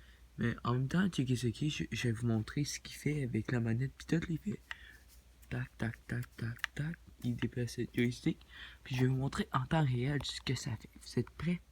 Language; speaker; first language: French; native; French